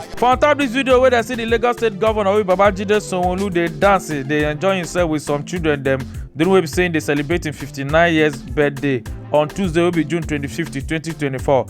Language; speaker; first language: Nigerian Pidgin; native; Nigerian Pidgin